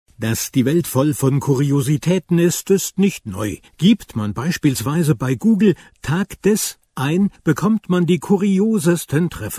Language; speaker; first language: German; native; German